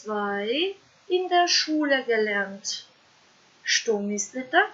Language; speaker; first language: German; non-native, fluent; Macedonian